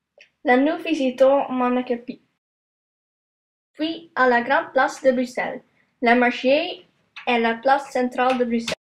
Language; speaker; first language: French; non-native, learner; Dutch